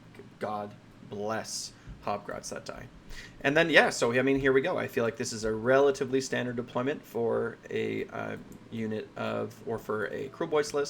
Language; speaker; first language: English; native; English